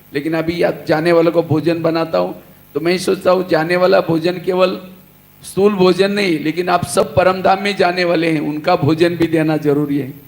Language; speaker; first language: Hindi; non-native, local second language; Marathi